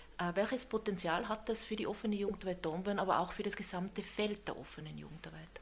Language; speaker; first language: German; native; German